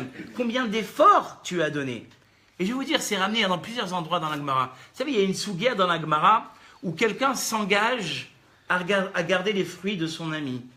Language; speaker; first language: French; native; French